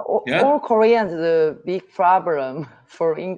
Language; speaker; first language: English; non-native, learner; Korean